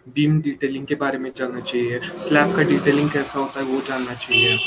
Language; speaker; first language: Hindi; non-native, local second language; Marathi